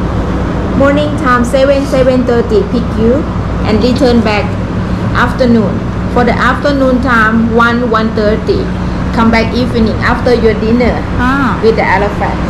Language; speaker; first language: English; non-native, learner; Thai